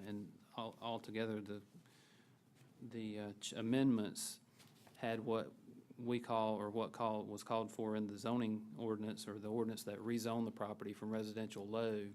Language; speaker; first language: English; native; English